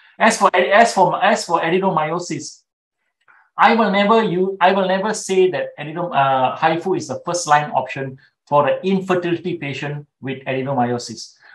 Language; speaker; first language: English; non-native, local second language; Tamil